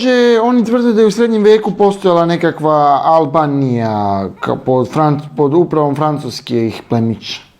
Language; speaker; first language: Serbian; native; Serbian